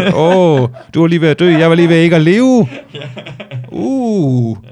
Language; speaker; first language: Danish; native; Danish